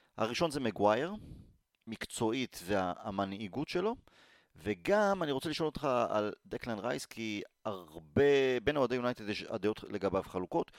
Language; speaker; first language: Hebrew; native; Hebrew